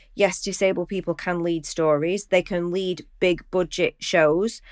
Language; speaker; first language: English; native; English